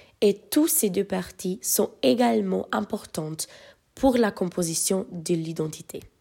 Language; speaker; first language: French; non-native, fluent; Romanian